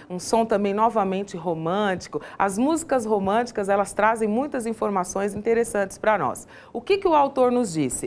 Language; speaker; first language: Portuguese; native; Portuguese